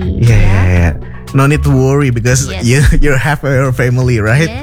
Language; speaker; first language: English; non-native, fluent; Indonesian